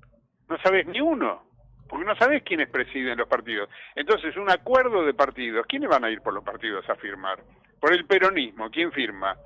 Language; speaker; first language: Spanish; native; Spanish